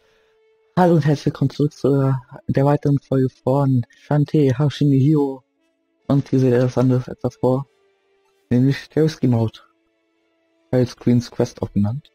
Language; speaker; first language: German; native; German